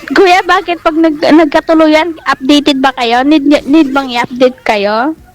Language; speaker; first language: Filipino; non-native, local second language; Cebuano